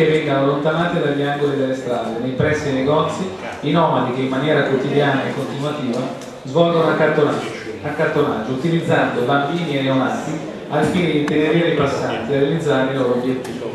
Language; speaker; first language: Italian; native; Italian